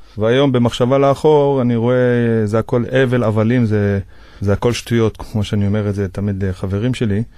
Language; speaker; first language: Hebrew; native; Hebrew